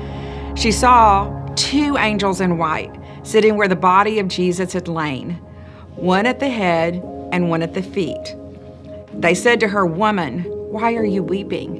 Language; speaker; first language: English; native; English